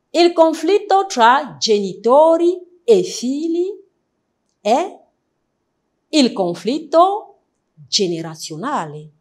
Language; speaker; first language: Italian; non-native, fluent; French